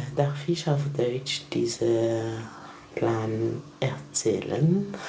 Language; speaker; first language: German; non-native, learner; French